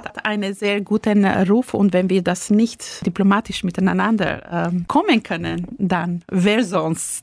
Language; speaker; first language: German; non-native, fluent; Albanian